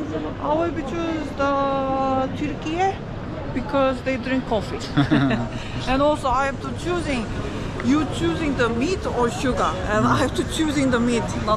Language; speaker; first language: English; non-native, learner; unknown